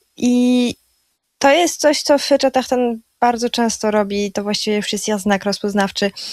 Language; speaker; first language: Polish; early bilingual, heritage; Polish